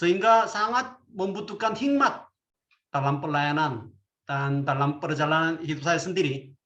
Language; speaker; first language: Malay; non-native, fluent; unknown